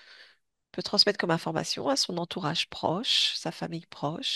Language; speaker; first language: French; native; French